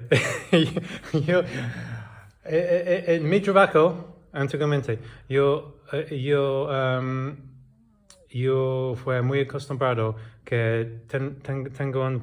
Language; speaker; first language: Spanish; non-native, learner; English